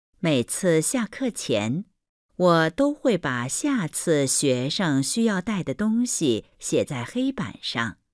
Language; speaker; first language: Chinese; non-native, fluent; Vietnamese